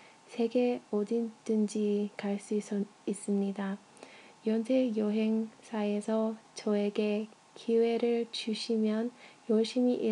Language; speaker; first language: Korean; non-native, learner; English